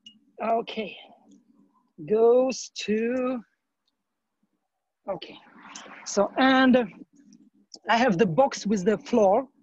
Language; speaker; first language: English; non-native, learner; Ukrainian